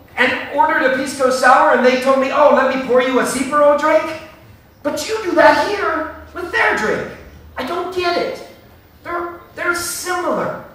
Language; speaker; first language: English; native; English